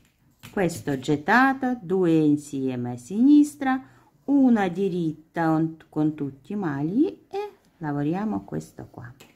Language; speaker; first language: Italian; non-native, learner; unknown